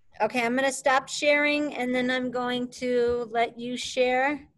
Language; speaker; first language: English; native; English